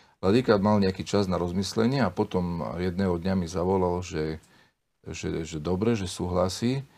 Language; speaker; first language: Slovak; native; Slovak